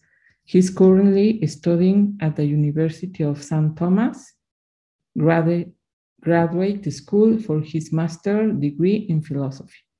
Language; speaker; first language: English; non-native, learner; Spanish